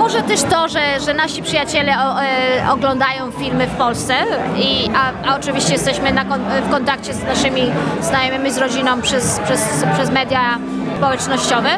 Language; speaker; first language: Polish; native; Polish